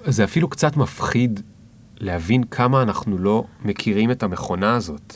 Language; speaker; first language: Hebrew; native; Hebrew